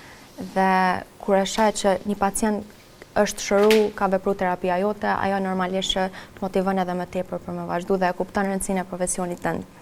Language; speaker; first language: Albanian; native; Albanian